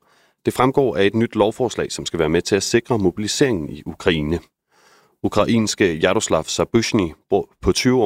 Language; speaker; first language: Danish; native; Danish